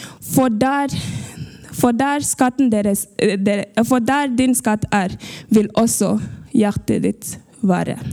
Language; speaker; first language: Norwegian; early bilingual, other home language; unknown